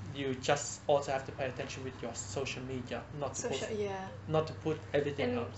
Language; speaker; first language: English; non-native, fluent; Vietnamese